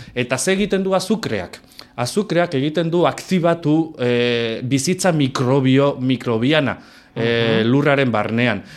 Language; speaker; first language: Basque; non-native, local second language; Spanish